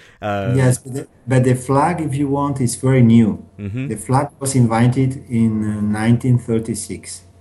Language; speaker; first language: English; non-native, learner; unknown